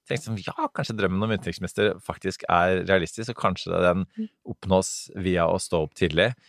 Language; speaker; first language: Norwegian; native; Norwegian